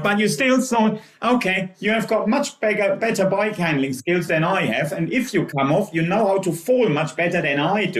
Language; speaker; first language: English; non-native, fluent; German